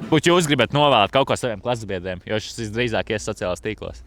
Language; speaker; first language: Latvian; native; Latvian